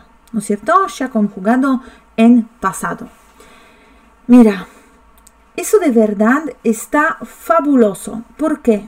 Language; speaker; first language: Spanish; non-native, fluent; Polish